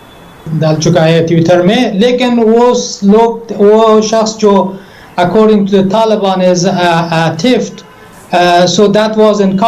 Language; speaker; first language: Hindi; non-native, fluent; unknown